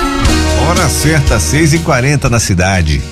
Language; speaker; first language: Portuguese; native; Portuguese